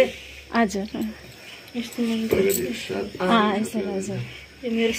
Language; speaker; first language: Nepali; non-native, learner; Filipino